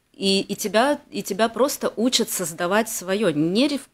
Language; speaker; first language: Russian; native; Russian